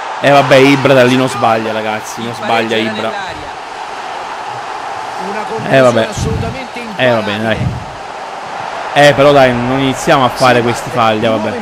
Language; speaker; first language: Italian; native; Italian